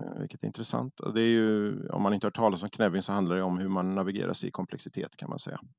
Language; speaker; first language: Swedish; native; Swedish